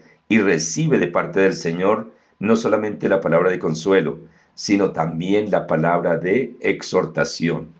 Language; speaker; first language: Spanish; native; Spanish